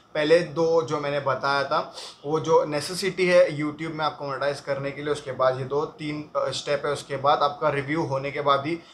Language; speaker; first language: Hindi; non-native, local second language; Marathi